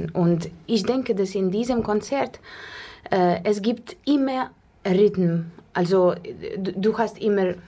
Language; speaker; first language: German; non-native, learner; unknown